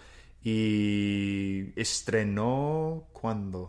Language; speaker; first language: Spanish; non-native, fluent; English